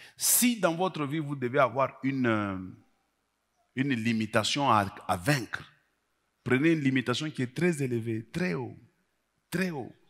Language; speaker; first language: French; non-native, local second language; Swahili